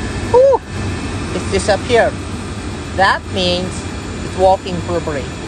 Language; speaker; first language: English; non-native, learner; Japanese